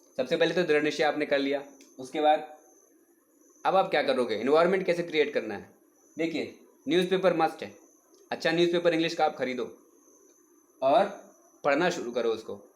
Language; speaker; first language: Hindi; native; Hindi